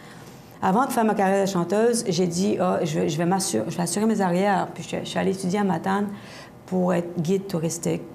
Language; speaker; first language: French; native; French